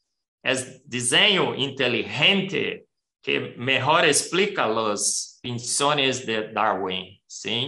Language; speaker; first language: Spanish; non-native, learner; Portuguese